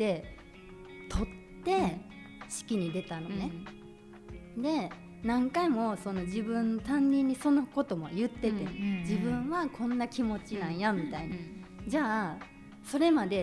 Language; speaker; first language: Japanese; native; Japanese